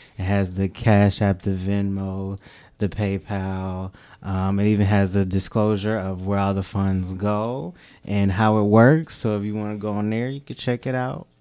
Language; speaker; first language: English; native; English